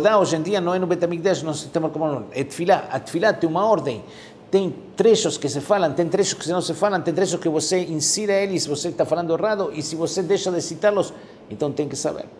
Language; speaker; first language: Portuguese; non-native, fluent; Spanish